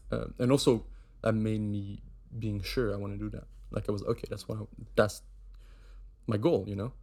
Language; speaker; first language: English; non-native, fluent; German